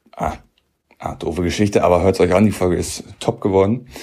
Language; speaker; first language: German; native; German